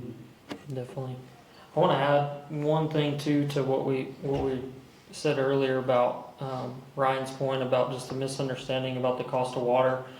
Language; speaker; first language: English; native; English